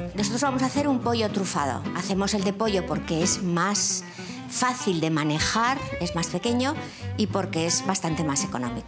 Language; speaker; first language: Spanish; native; Spanish